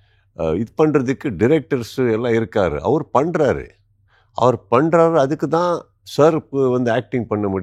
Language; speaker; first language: Tamil; non-native, local second language; Kannada